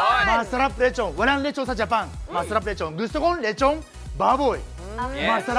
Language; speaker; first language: Filipino; non-native, fluent; Japanese